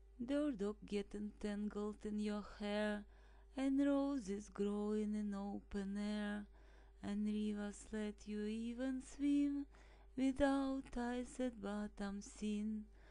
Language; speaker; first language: English; non-native, learner; Russian